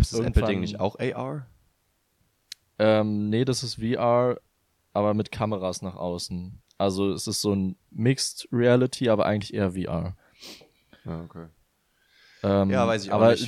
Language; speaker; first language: German; native; German